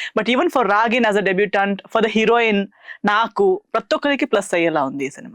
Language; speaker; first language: Telugu; non-native, fluent; Konkani